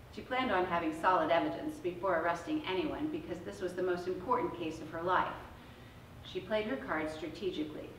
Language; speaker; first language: English; native; English